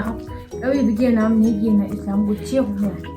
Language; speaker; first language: Hindi; non-native, local second language; Tibetan